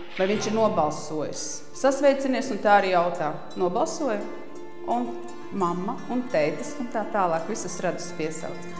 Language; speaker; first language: Latvian; native; Latvian